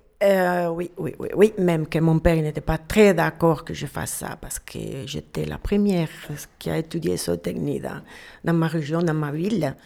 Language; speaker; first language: French; non-native, fluent; Spanish